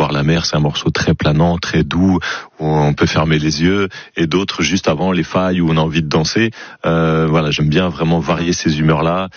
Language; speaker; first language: French; native; French